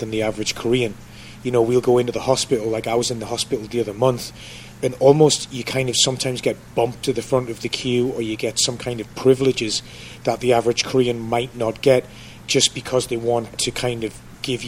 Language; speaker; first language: English; native; English